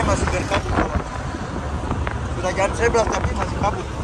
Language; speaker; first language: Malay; non-native, local second language; Javanese